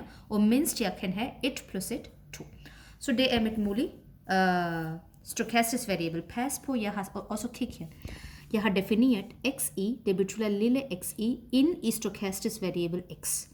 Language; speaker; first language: Danish; non-native, fluent; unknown